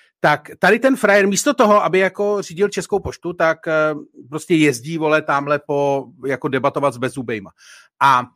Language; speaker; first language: Czech; native; Czech